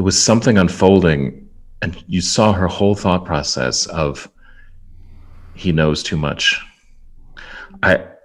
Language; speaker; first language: English; native; English